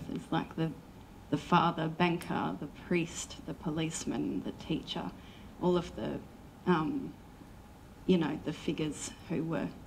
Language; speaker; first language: English; native; English